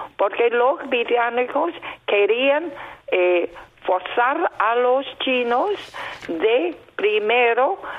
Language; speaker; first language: Spanish; non-native, fluent; Chinese